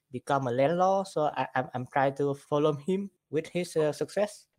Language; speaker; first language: English; non-native, learner; Vietnamese